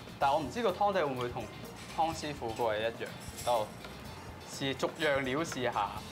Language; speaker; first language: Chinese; native; Chinese